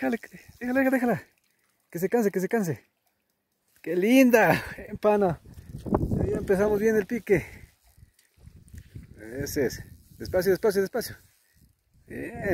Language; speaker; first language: Spanish; native; Spanish